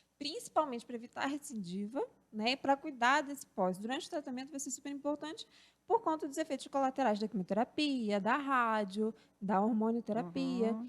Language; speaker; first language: Portuguese; native; Portuguese